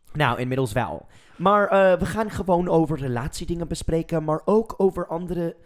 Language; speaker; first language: Dutch; non-native, fluent; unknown